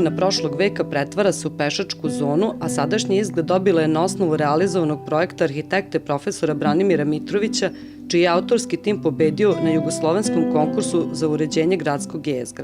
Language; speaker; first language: Serbian; native; Serbian